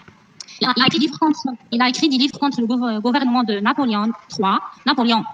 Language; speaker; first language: French; non-native, learner; Arabic